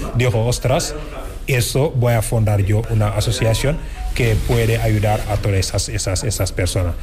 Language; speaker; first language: Spanish; non-native, fluent; Wolof